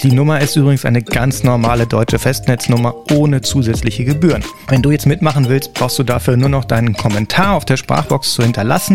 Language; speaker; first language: German; native; German